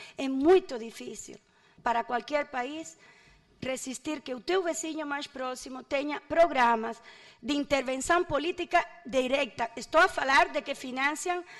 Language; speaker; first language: Portuguese; non-native, fluent; Spanish